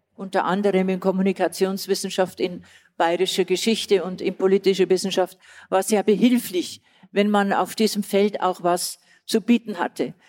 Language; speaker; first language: German; native; German